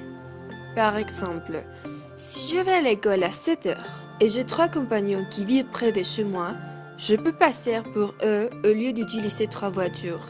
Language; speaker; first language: French; non-native, learner; Spanish